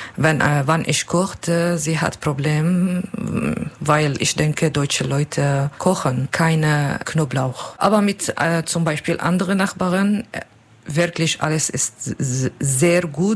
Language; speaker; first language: German; non-native, learner; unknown